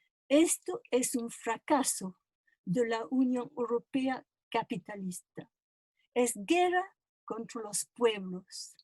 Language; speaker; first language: Spanish; non-native, fluent; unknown